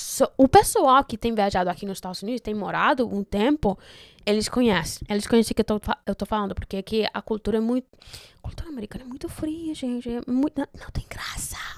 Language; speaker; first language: Portuguese; non-native, fluent; Spanish